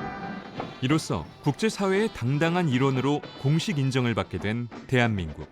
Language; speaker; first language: Korean; native; Korean